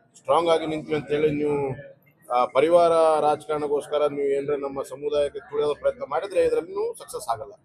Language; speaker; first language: Kannada; non-native, local second language; Lambadi